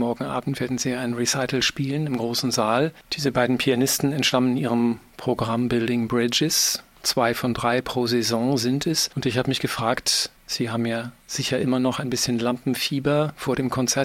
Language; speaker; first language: German; native; German